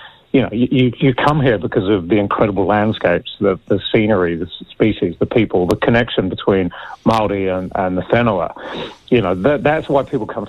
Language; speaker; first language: English; native; English